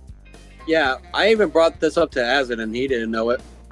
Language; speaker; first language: English; native; English